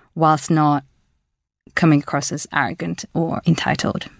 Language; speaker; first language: English; early bilingual, other home language; Russian